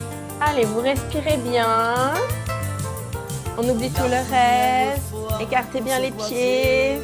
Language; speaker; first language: French; native; French